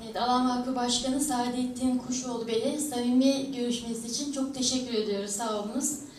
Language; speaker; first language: Turkish; native; Turkish